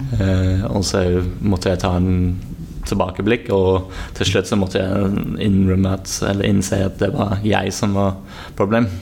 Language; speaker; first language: Norwegian; non-native, fluent; English